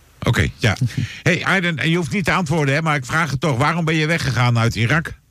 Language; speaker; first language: Dutch; native; Dutch